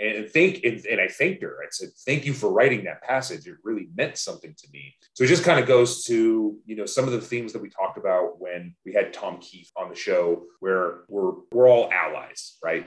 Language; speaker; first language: English; native; English